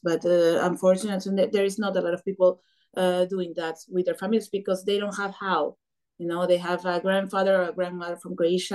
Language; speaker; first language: English; non-native, fluent; Spanish